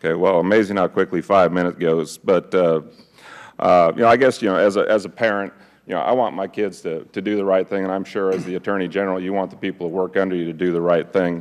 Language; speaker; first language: English; native; English